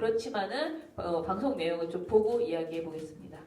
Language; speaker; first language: Korean; native; Korean